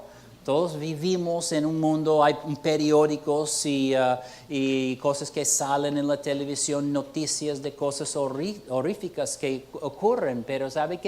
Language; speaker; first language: Spanish; non-native, fluent; English